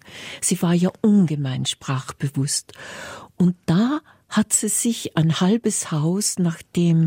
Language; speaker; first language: German; native; German